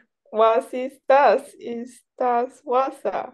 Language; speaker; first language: German; non-native, learner; English